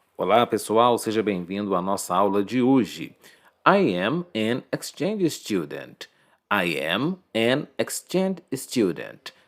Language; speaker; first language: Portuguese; native; Portuguese